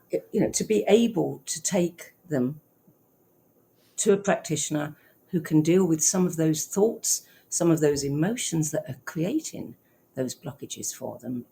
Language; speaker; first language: English; native; English